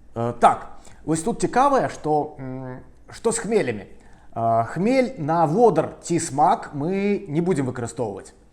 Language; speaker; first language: Belarusian; non-native, local second language; Russian